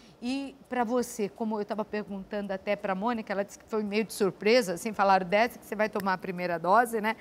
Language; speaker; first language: Portuguese; native; Portuguese